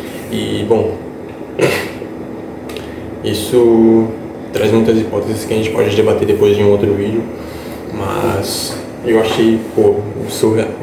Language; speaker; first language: Portuguese; native; Portuguese